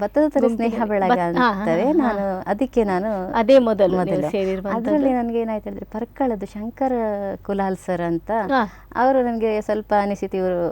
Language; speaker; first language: Kannada; native; Kannada